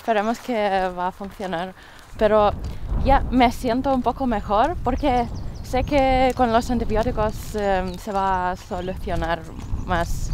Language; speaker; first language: Spanish; non-native, fluent; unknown